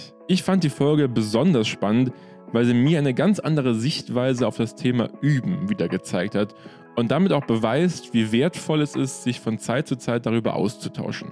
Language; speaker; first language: German; native; German